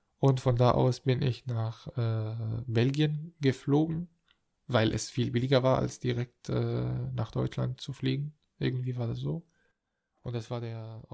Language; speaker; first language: German; non-native, fluent; Arabic